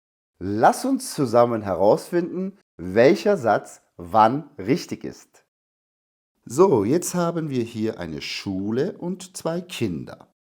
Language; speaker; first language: German; non-native, fluent; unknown